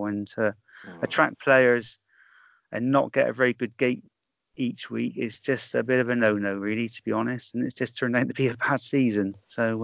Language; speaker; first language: English; native; English